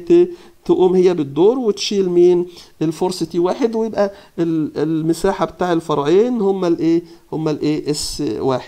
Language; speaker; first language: Arabic; native; Arabic